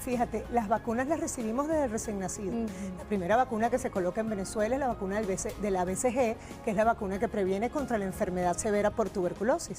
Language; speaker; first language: Spanish; native; Spanish